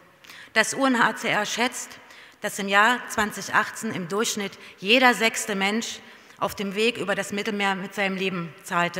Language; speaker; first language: German; native; German